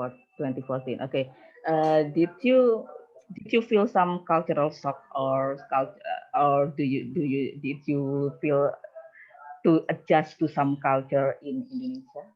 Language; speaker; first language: English; non-native, fluent; Indonesian